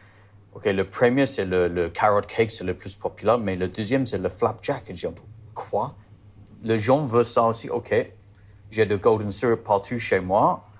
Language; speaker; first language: French; non-native, learner; English